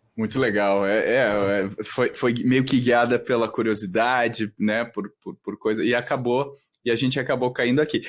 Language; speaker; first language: Portuguese; native; Portuguese